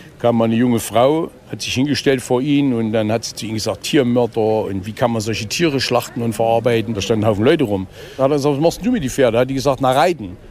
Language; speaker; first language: German; native; German